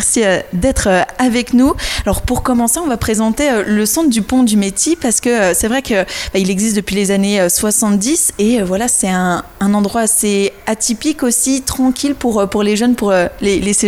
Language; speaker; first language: French; native; French